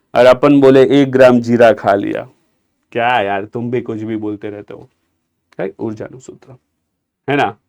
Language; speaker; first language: Hindi; non-native, local second language; Gujarati